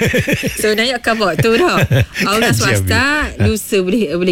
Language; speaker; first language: Malay; native; Malay